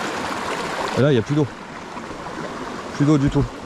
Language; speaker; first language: French; native; French